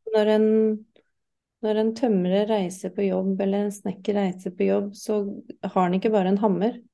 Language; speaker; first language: Norwegian; non-native, fluent; English